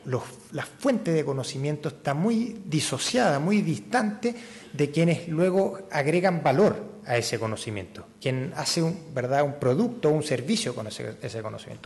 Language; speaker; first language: Spanish; native; Spanish